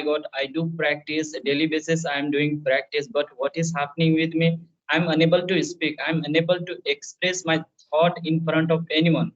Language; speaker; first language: English; non-native, fluent; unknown